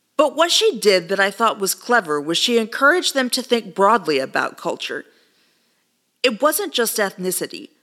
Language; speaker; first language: English; native; English